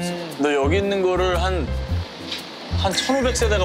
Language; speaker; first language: Korean; native; Korean